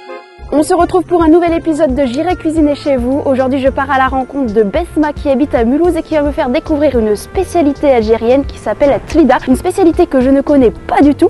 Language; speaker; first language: French; native; French